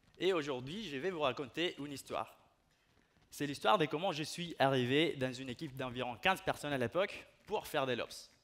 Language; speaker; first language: French; non-native, fluent; Spanish